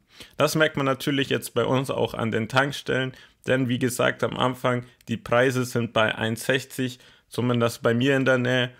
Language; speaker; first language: German; native; German